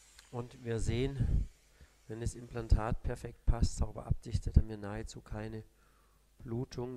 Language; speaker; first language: German; native; German